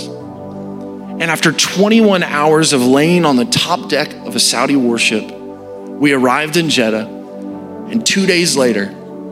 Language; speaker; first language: English; native; English